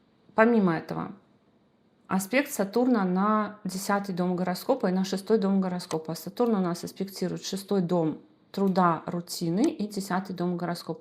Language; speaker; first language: Russian; native; Russian